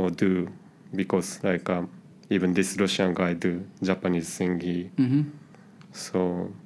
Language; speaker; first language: English; non-native, learner; Japanese